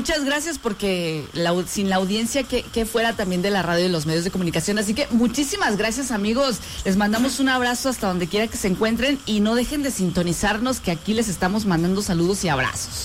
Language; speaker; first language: Spanish; native; Spanish